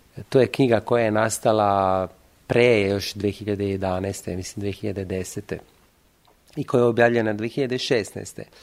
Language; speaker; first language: Serbian; non-native, fluent; Italian